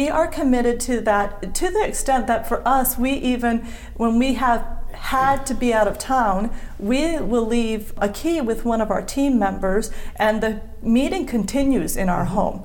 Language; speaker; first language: English; native; English